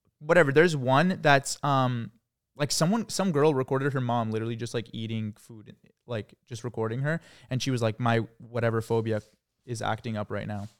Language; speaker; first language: English; early bilingual, other home language; Croatian